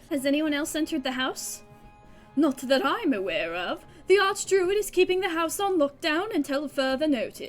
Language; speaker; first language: English; native; English